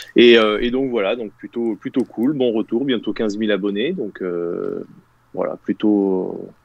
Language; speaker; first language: French; native; French